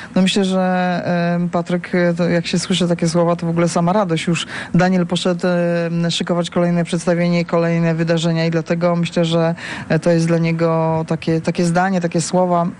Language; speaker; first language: Polish; native; Polish